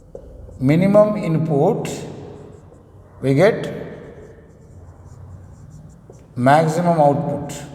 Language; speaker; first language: English; non-native, local second language; Telugu